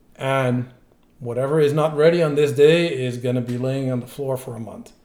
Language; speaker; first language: English; non-native, fluent; Dutch